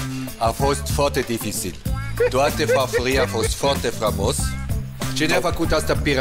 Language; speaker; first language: Romanian; non-native, learner; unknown